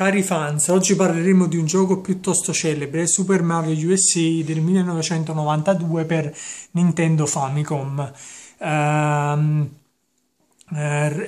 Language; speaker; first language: Italian; native; Italian